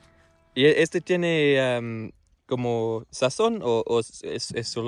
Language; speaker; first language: Spanish; non-native, learner; English